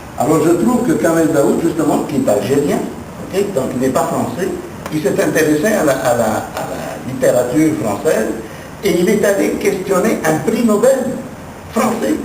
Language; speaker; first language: French; non-native, local second language; Arabic